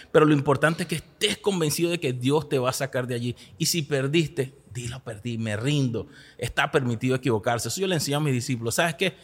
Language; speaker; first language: Spanish; native; Spanish